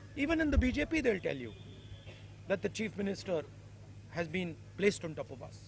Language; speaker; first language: English; non-native, local second language; Hindi